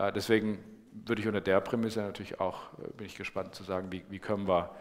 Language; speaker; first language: German; native; German